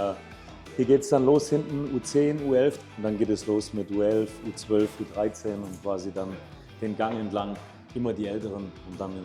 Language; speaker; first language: German; native; German